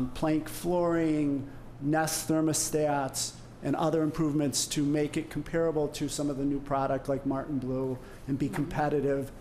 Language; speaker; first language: English; native; English